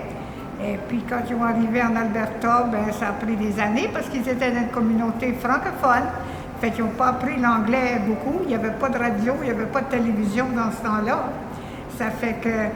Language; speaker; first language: French; native; French